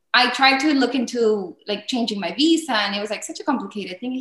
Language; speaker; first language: English; non-native, fluent; Spanish